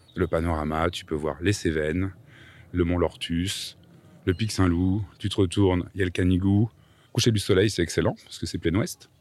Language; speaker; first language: French; native; French